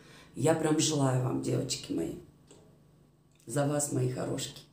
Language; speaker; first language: Russian; native; Russian